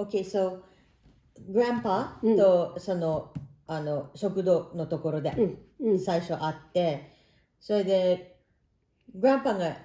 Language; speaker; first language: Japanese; early bilingual, heritage; Japanese